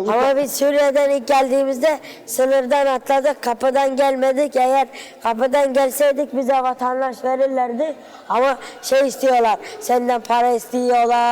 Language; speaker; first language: Turkish; early bilingual, other home language; Arabic